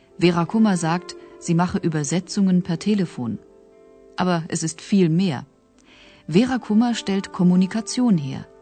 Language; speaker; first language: German; native; German